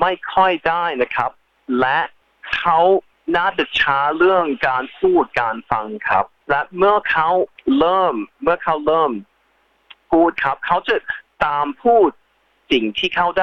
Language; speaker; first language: Thai; early bilingual, heritage; Thai